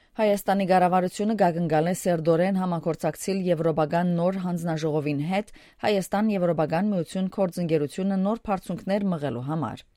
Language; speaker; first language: Armenian; early bilingual, heritage; Armenian